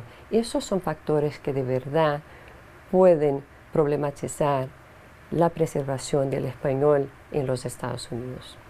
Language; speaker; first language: Spanish; non-native, fluent; Portuguese